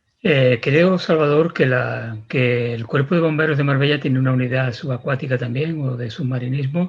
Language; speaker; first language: Spanish; native; Spanish